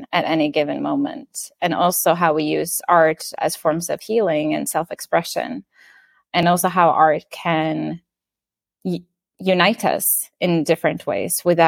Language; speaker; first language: English; non-native, fluent; Norwegian